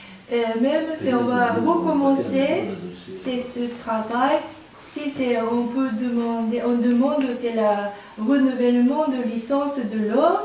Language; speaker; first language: French; non-native, learner; Japanese